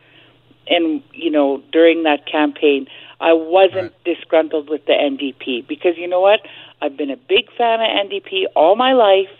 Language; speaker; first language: English; native; English